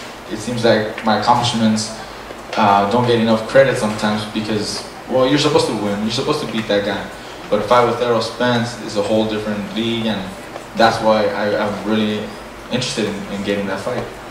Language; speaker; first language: English; early bilingual, other home language; Spanish